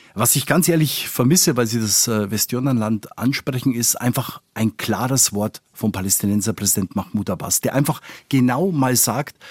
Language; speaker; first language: German; non-native, fluent; Spanish